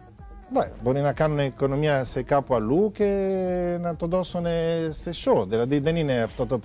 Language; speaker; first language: Greek; non-native, learner; Italian